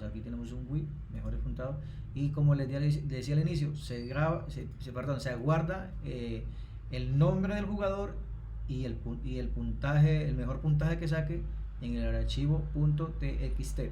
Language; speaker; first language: Spanish; native; Spanish